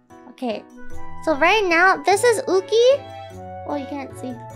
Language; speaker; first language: English; native; English